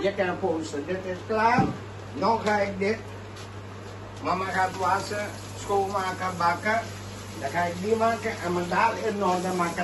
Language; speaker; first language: Dutch; non-native, local second language; Caribbean Hindustani